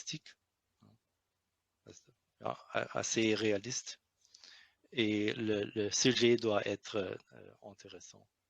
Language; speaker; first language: French; non-native, learner; German